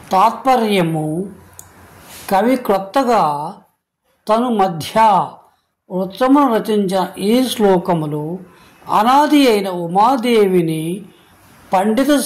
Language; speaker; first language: Telugu; native; Telugu